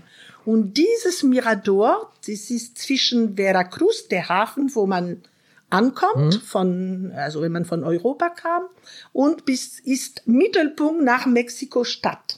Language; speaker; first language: German; non-native, fluent; French